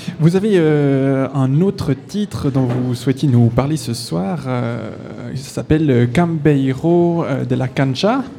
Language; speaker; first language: French; native; French